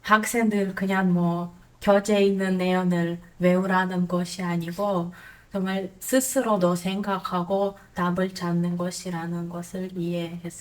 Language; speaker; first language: Korean; non-native, fluent; Croatian